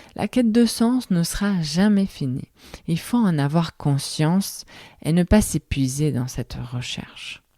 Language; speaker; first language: French; non-native, fluent; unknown